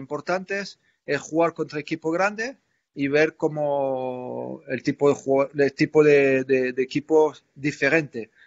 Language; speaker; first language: Spanish; non-native, fluent; French